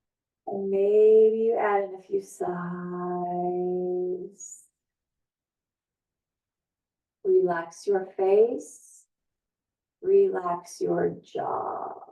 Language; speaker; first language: English; native; English